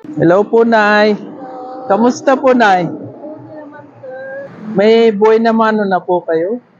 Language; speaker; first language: Filipino; non-native, learner; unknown